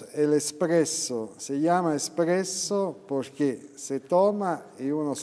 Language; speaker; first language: Spanish; non-native, fluent; Italian